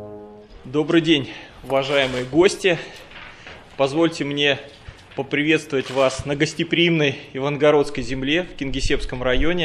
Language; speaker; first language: Russian; native; Russian